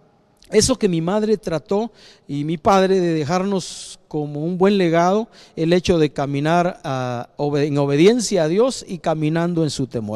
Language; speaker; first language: Spanish; native; Spanish